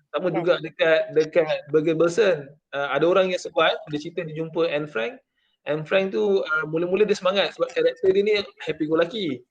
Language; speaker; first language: Malay; native; Malay